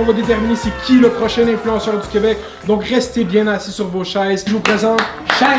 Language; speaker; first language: French; native; French